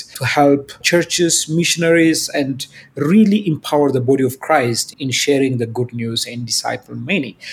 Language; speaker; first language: English; non-native, fluent; Amharic